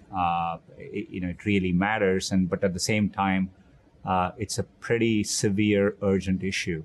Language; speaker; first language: English; non-native, local second language; Tamil